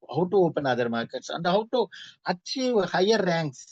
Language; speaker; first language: English; non-native, local second language; Tamil